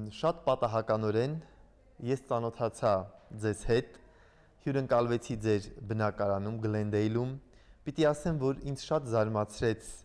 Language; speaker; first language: Armenian; native; Armenian